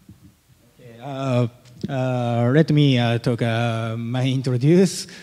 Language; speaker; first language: English; non-native, learner; Japanese